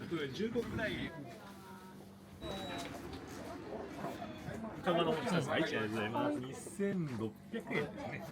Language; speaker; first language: Japanese; native; Japanese